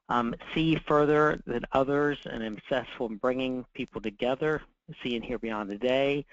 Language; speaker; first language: English; native; English